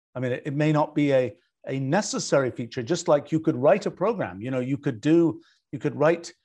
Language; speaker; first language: English; native; English